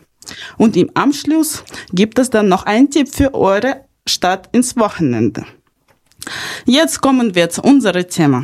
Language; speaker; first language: German; non-native, fluent; Ukrainian